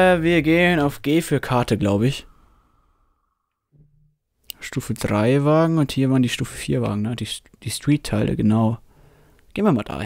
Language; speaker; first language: German; native; German